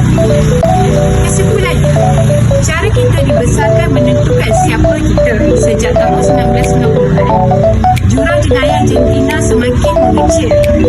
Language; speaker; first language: Malay; native; Malay